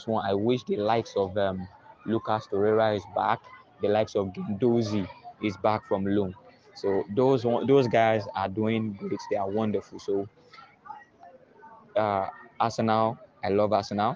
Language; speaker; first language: English; non-native, local second language; Yoruba